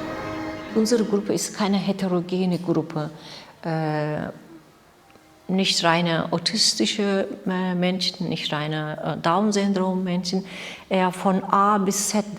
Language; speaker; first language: German; non-native, learner; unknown